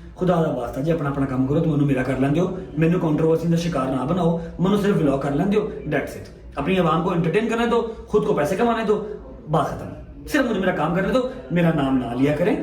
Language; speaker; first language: Urdu; non-native, local second language; Punjabi